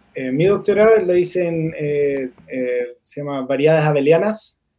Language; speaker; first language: Spanish; non-native, fluent; English